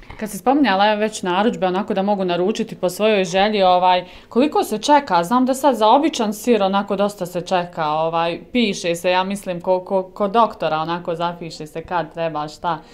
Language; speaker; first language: Croatian; native; Croatian